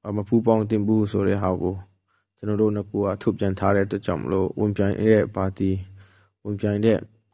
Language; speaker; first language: Burmese; non-native, local second language; Hakha Chin